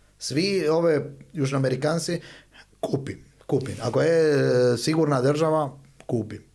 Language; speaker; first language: Bosnian; early bilingual, heritage; Spanish